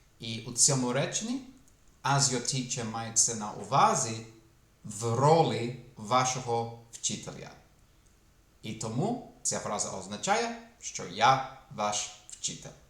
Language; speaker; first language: Ukrainian; non-native, fluent; English